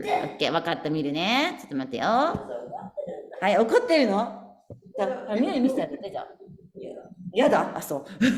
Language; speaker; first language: Japanese; native; Japanese